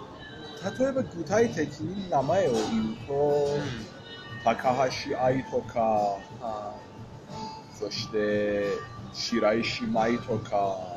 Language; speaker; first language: Japanese; non-native, fluent; Persian